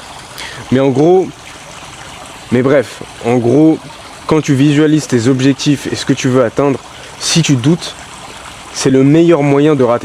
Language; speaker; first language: French; native; French